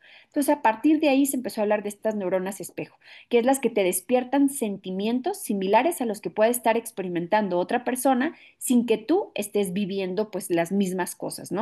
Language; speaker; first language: Spanish; native; Spanish